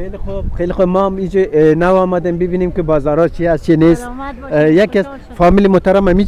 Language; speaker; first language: Persian; non-native, local second language; Uzbek